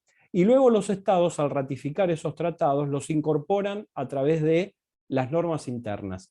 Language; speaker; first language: Spanish; native; Spanish